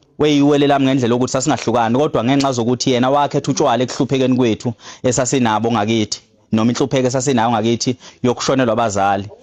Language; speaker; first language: Zulu; native; Zulu